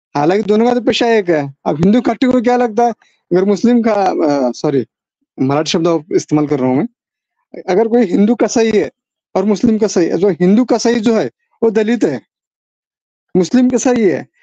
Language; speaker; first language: Hindi; non-native, local second language; Marathi